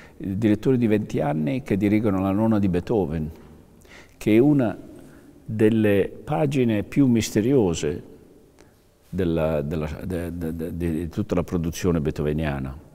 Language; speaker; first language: Italian; native; Italian